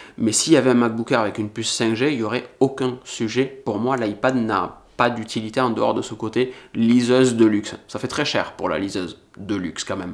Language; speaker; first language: French; native; French